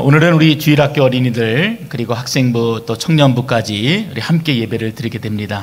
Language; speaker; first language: Korean; native; Korean